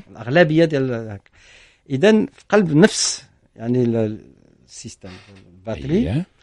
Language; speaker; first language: Arabic; native; Arabic